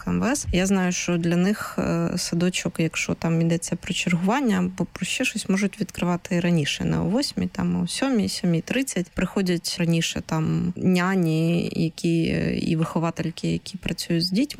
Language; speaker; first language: Ukrainian; native; Ukrainian